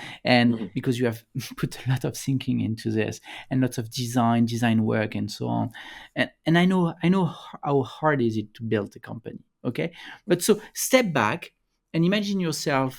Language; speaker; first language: English; non-native, fluent; French